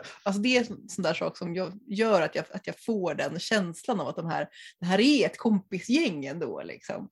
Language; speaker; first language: Swedish; native; Swedish